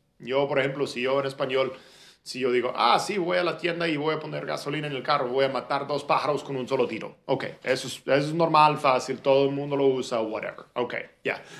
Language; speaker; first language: Spanish; non-native, fluent; English